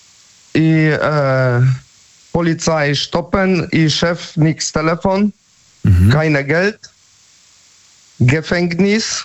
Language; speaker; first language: German; non-native, learner; Polish